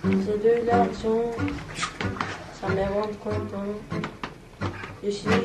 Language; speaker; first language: French; non-native, learner; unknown